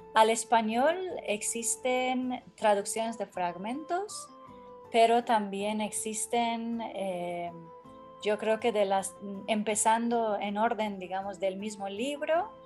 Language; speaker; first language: Spanish; non-native, fluent; Persian